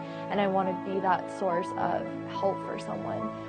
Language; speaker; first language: English; native; English